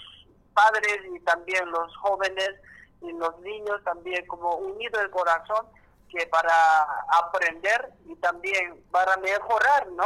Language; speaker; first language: Spanish; non-native, learner; Korean